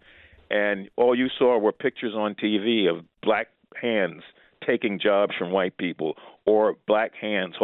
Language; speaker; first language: English; native; English